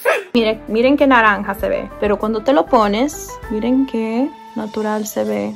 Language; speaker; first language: Spanish; early bilingual, heritage; Spanish